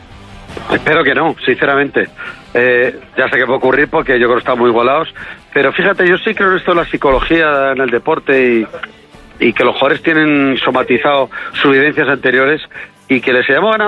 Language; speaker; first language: Spanish; native; Spanish